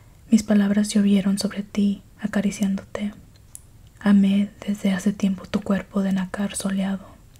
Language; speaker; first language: Spanish; early bilingual, heritage; Spanish